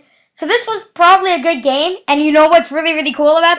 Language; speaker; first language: English; native; English